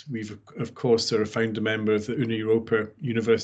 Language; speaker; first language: English; native; English